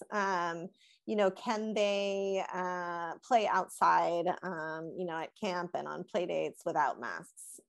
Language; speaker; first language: English; native; English